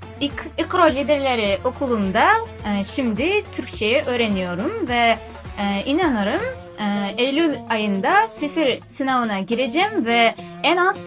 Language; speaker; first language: Turkish; non-native, learner; Uzbek